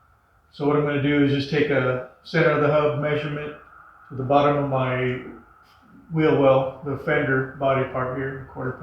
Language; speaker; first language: English; native; English